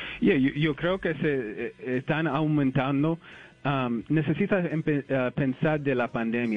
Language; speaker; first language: Spanish; early bilingual, heritage; English